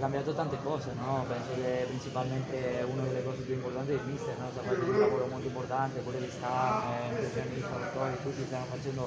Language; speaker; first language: Italian; non-native, fluent; Spanish